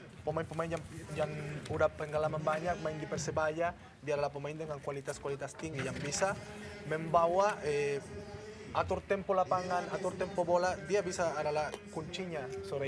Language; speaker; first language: Indonesian; non-native, fluent; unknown